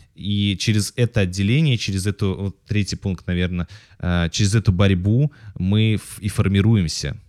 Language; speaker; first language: Russian; native; Russian